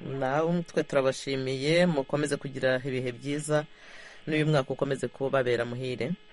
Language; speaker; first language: Kinyarwanda; native; Kinyarwanda